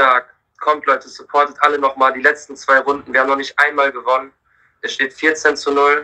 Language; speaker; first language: German; native; German